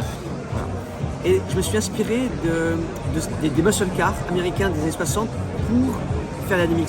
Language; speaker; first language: French; native; French